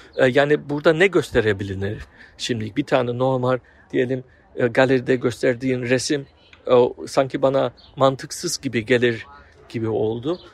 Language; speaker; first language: Turkish; early bilingual, heritage; Turkish